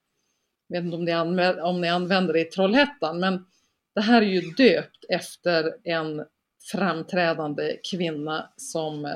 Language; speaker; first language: Swedish; native; Swedish